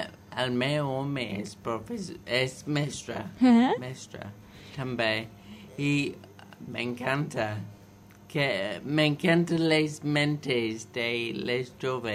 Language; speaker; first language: Catalan; non-native, learner; English